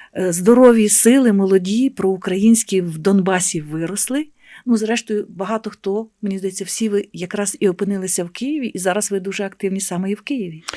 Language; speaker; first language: Ukrainian; native; Ukrainian